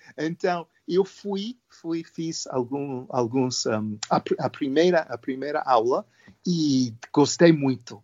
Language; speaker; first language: Portuguese; non-native, learner; English